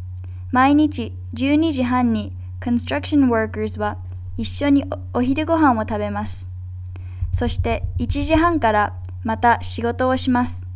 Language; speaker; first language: Japanese; non-native, learner; English